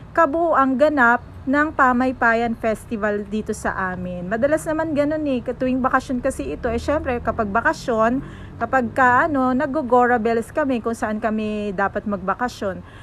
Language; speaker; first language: Filipino; native; Filipino